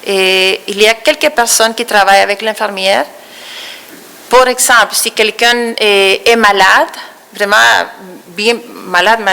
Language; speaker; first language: French; non-native, fluent; Spanish